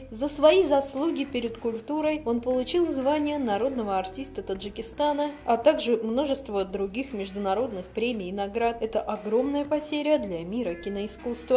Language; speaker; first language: Russian; native; Russian